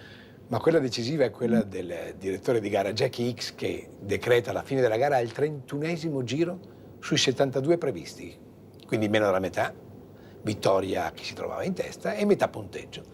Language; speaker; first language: Italian; native; Italian